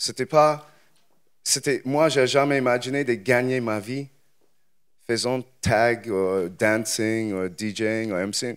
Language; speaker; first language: French; non-native, learner; English